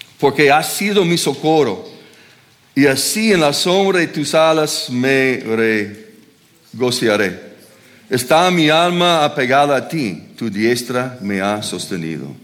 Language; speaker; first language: Spanish; non-native, fluent; English